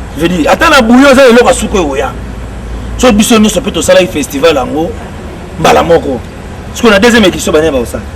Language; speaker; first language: Lingala; native; Lingala